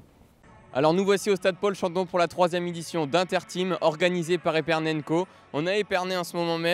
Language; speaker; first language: French; native; French